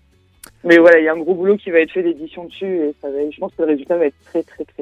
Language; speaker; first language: French; native; French